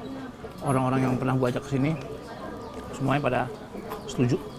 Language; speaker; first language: Indonesian; native; Indonesian